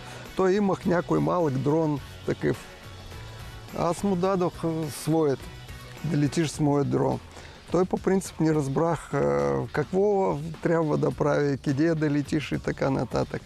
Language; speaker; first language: Bulgarian; non-native, learner; Russian